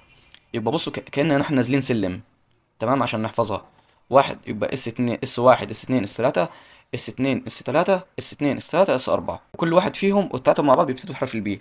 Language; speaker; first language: Arabic; native; Arabic